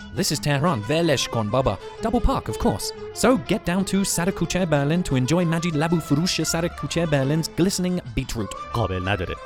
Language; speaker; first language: English; native; English